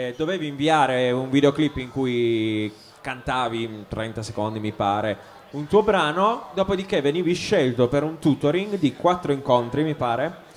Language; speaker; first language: Italian; native; Italian